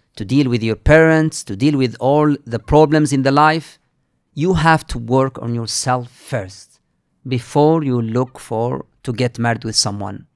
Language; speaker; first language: English; non-native, fluent; Arabic